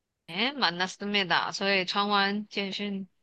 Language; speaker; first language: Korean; non-native, fluent; Chinese